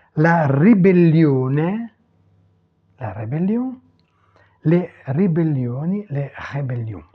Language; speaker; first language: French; non-native, fluent; Italian